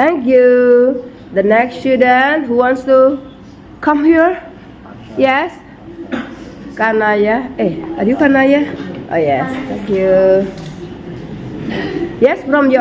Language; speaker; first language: English; non-native, fluent; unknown